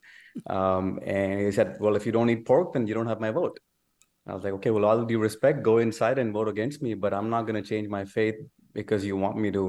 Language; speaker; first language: English; non-native, local second language; Urdu